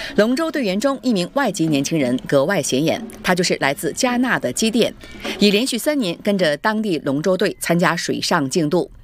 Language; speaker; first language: Chinese; native; Chinese